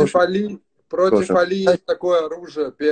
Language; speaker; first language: Russian; native; Russian